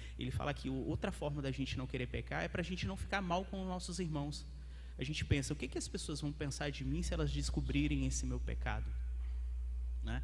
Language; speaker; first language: Portuguese; native; Portuguese